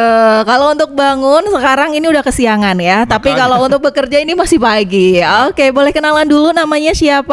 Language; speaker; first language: Indonesian; native; Indonesian